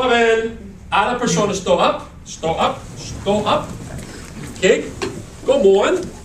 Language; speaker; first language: Danish; non-native, learner; English